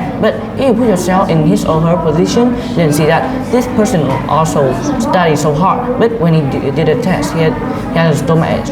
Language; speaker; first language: English; non-native, learner; Vietnamese